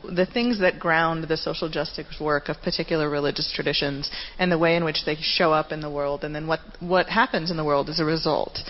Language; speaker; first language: English; native; English